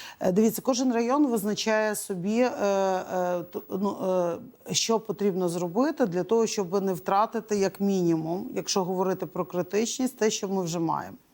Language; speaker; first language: Ukrainian; native; Ukrainian